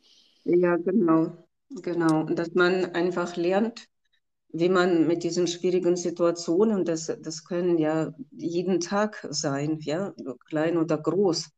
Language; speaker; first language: German; non-native, fluent; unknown